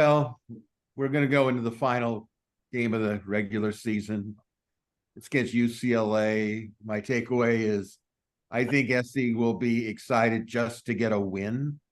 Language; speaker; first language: English; native; English